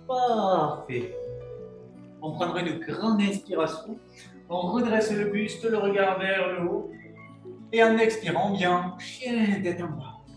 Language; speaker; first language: French; native; French